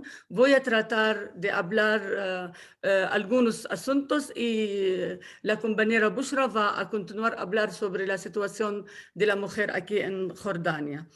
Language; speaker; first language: Spanish; non-native, fluent; Arabic